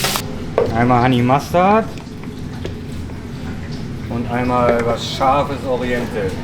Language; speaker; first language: German; native; German